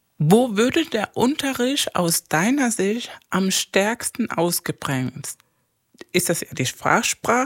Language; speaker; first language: German; non-native, fluent; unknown